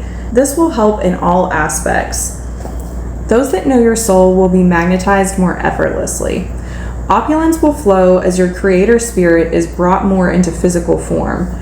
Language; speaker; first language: English; native; English